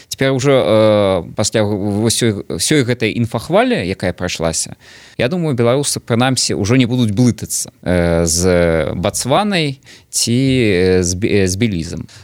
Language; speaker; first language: Belarusian; non-native, local second language; Russian